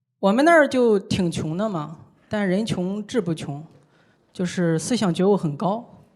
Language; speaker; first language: Chinese; native; Chinese